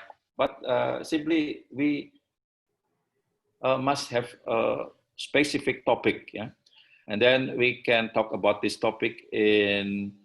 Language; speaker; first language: English; non-native, learner; Indonesian